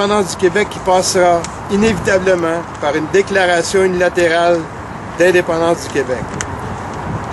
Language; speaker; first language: French; native; French